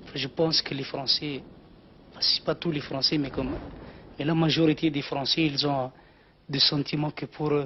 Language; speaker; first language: French; non-native, local second language; Arabic